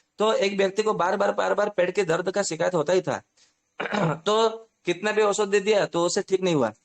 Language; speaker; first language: Hindi; non-native, local second language; Odia